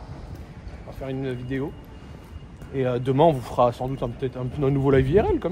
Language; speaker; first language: French; native; French